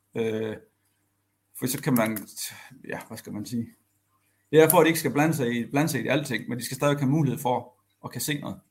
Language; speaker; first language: Danish; native; Danish